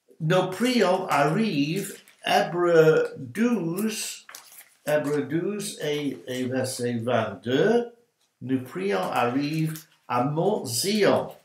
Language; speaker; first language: French; non-native, learner; English